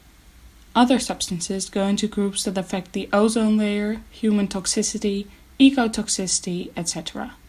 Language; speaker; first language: English; non-native, fluent; Dutch